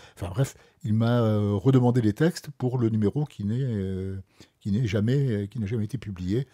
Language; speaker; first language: French; native; French